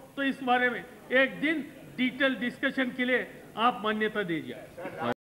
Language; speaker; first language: Hindi; non-native, local second language; Marathi